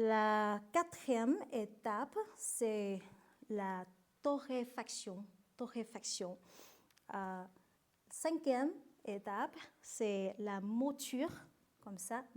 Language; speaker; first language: French; non-native, learner; Vietnamese